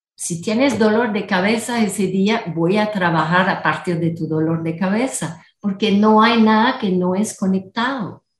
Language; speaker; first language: Spanish; non-native, fluent; English